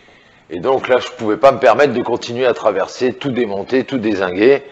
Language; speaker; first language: French; native; French